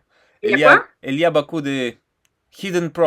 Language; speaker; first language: French; non-native, learner; Russian